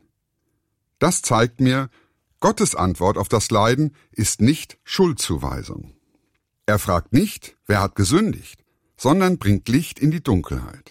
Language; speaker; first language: German; native; German